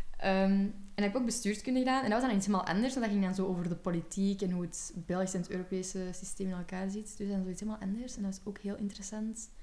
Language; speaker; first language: Dutch; native; Dutch